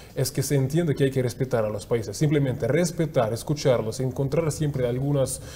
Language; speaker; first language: Spanish; non-native, fluent; Russian